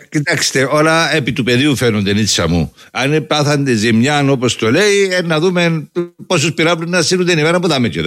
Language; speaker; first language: Greek; native; Greek